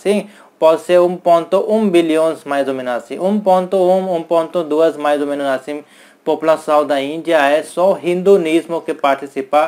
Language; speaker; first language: Portuguese; non-native, learner; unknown